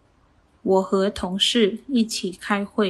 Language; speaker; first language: Chinese; non-native, fluent; Khmer